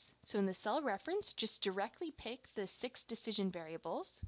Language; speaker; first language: English; native; English